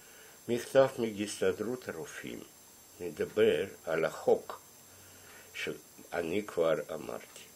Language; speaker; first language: Hebrew; non-native, fluent; Russian